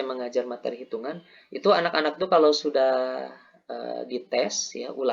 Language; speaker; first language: Indonesian; native; Indonesian